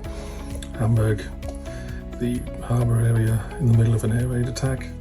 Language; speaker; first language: English; native; English